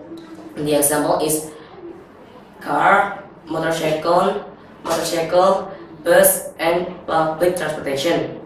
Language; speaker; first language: English; non-native, learner; Indonesian